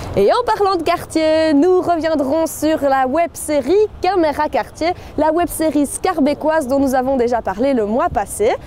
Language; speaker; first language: French; native; French